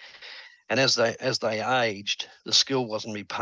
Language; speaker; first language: English; native; English